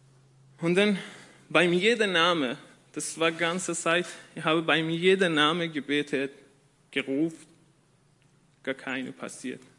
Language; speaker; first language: German; non-native, learner; Persian